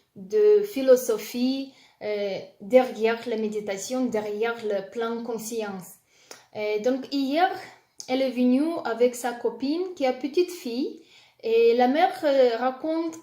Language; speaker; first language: French; non-native, learner; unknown